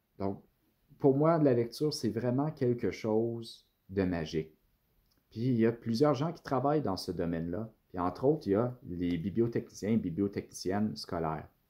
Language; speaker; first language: French; native; French